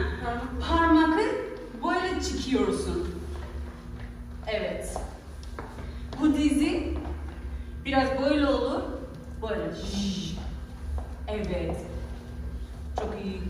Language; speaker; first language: Turkish; non-native, fluent; Persian